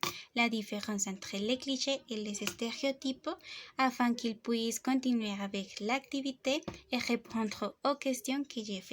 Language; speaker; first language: French; non-native, fluent; Spanish